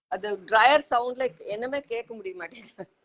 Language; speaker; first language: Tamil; non-native, local second language; Hindi